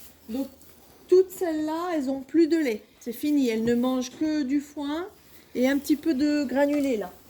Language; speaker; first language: French; native; French